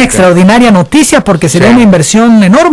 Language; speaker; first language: Spanish; native; Spanish